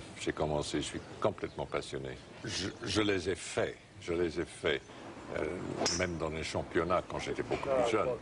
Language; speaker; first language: French; non-native, fluent; English